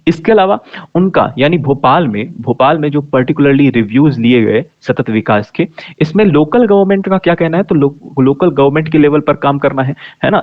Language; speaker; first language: Hindi; native; Hindi